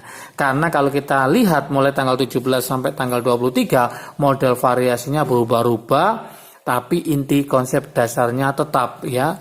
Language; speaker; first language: Indonesian; native; Indonesian